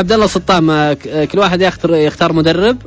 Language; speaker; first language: Arabic; native; Arabic